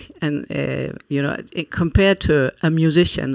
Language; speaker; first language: English; non-native, fluent; Faroese